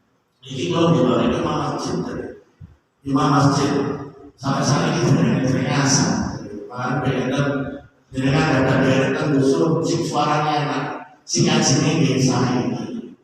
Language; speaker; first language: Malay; non-native, local second language; Javanese